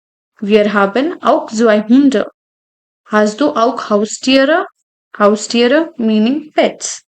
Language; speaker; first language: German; non-native, fluent; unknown